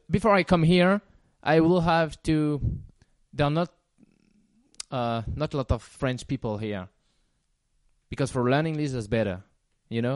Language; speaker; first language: English; non-native, learner; French